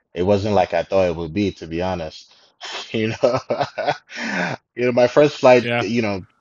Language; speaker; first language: English; non-native, local second language; Yoruba